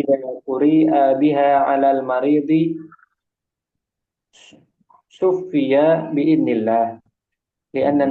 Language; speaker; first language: Arabic; non-native, learner; Indonesian